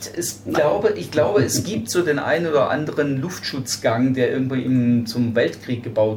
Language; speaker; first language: German; native; German